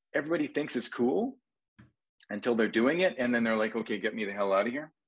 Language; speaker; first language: English; native; English